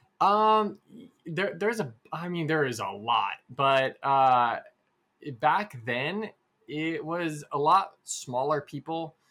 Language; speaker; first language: English; native; English